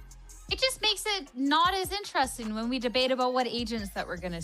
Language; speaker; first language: English; native; English